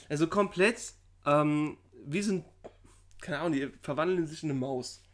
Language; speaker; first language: German; early bilingual, other home language; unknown